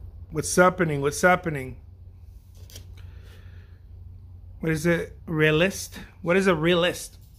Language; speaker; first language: English; non-native, fluent; Spanish